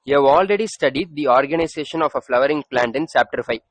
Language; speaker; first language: English; non-native, local second language; Tamil